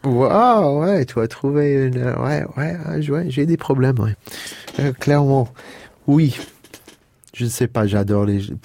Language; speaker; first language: French; non-native, fluent; English